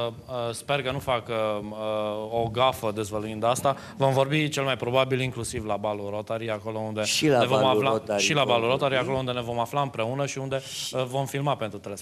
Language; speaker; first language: Romanian; native; Romanian